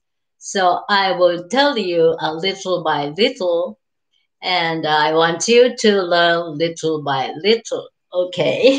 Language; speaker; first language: English; non-native, learner; Japanese